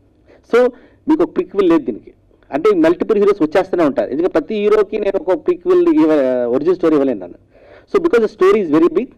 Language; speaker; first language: Telugu; native; Telugu